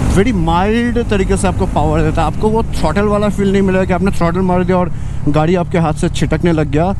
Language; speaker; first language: Hindi; non-native, local second language; Bangla